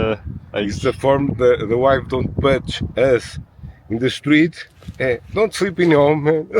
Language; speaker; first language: English; non-native, learner; Portuguese